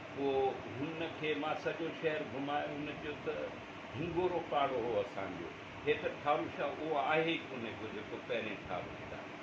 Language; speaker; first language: Sindhi; non-native, local second language; Urdu